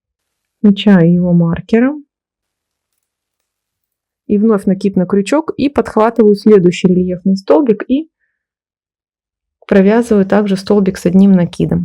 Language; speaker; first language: Russian; native; Russian